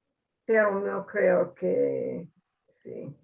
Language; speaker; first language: Spanish; non-native, learner; English